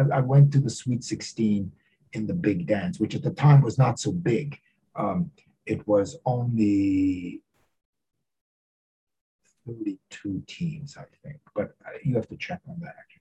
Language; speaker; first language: English; native; English